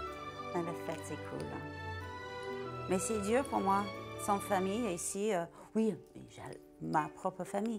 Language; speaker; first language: French; non-native, learner; English